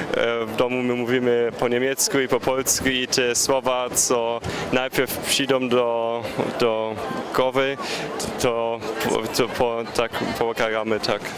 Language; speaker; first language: Polish; early bilingual, heritage; German